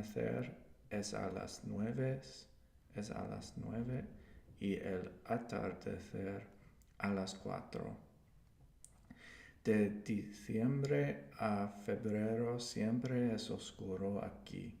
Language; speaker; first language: Spanish; non-native, learner; English